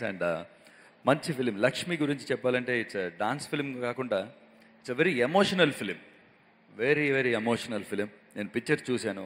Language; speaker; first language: Telugu; non-native, local second language; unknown